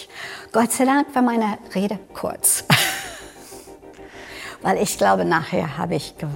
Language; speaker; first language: German; non-native, fluent; English